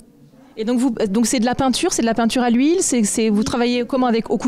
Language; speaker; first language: French; native; French